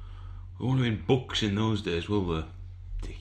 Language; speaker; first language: English; native; English